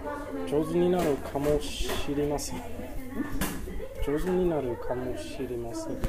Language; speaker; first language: Japanese; non-native, learner; English